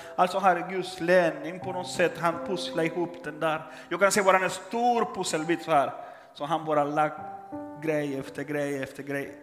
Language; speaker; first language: Swedish; non-native, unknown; Spanish